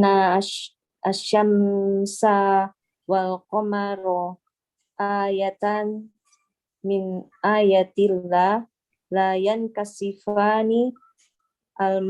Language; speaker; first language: Arabic; non-native, learner; Indonesian